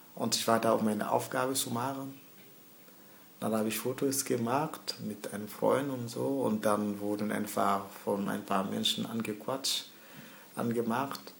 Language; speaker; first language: German; early bilingual, other home language; Mossi